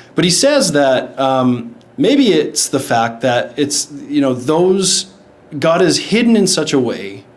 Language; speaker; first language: English; native; English